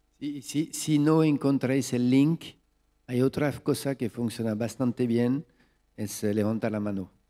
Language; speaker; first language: Spanish; non-native, fluent; French